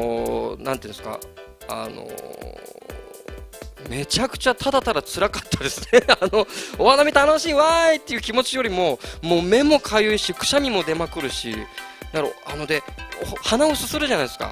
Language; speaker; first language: Japanese; native; Japanese